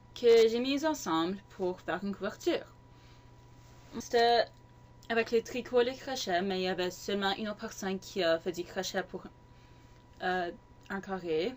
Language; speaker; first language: French; non-native, local second language; English